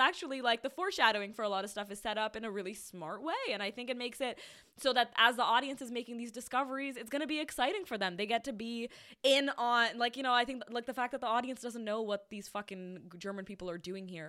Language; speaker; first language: English; non-native, local second language; Hindi